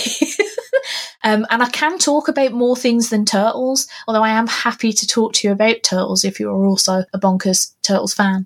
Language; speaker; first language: English; native; English